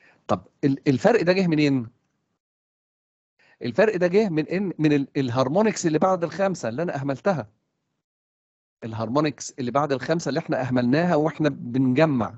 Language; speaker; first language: Arabic; native; Arabic